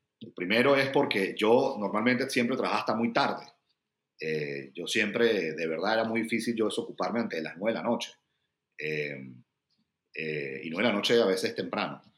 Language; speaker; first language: Spanish; native; Spanish